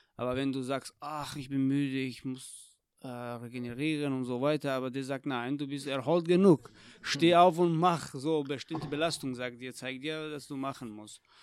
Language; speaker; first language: German; non-native, fluent; Tajik